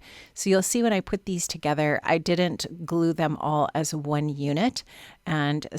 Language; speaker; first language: English; native; English